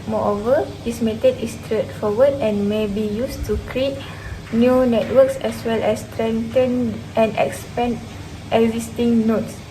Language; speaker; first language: English; non-native, local second language; Malay